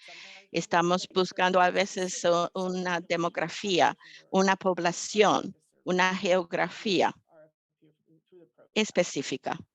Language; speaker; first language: Spanish; non-native, fluent; English